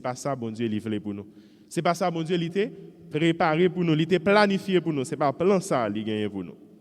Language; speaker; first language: French; non-native, local second language; Haitian Creole